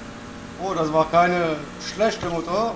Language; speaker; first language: German; non-native, fluent; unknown